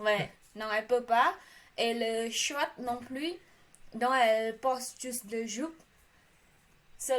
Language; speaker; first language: French; non-native, learner; Khmer